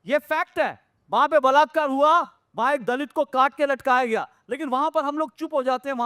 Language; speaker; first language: Hindi; native; Hindi